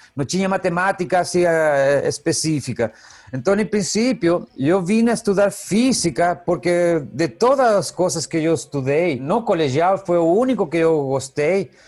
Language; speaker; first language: Portuguese; non-native, fluent; Spanish